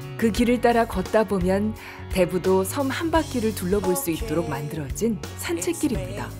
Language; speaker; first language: Korean; native; Korean